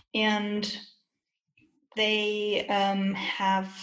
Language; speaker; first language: English; non-native, fluent; German